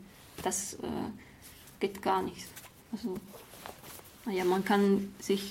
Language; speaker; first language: German; non-native, fluent; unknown